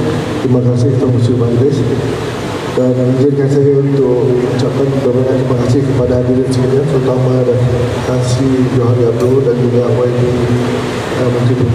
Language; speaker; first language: Malay; native; Malay